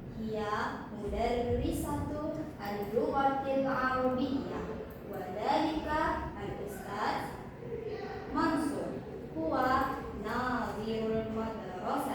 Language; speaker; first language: Arabic; non-native, learner; Indonesian